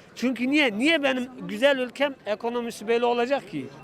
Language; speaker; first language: Turkish; native; Turkish